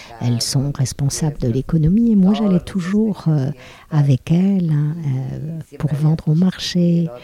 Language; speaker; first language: French; non-native, fluent; Spanish